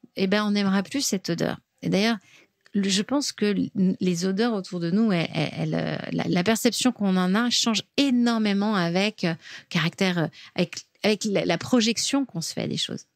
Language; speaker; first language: French; native; French